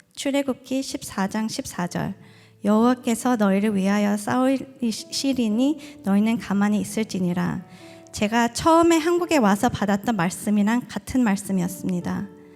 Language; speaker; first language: Korean; early bilingual, heritage; Korean